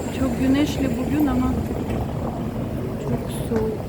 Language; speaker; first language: Turkish; non-native, fluent; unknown